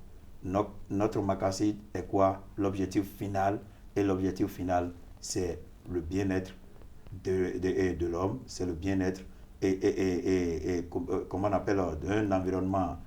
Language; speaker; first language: French; non-native, fluent; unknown